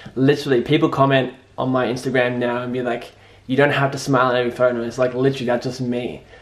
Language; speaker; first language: English; native; English